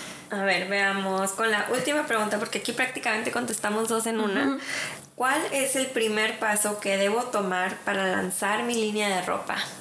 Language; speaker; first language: Spanish; early bilingual, heritage; Spanish